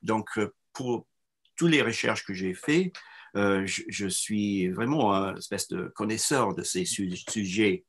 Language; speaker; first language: French; non-native, fluent; English